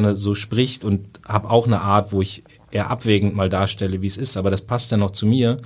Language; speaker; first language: German; native; German